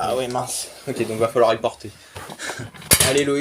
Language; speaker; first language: French; native; French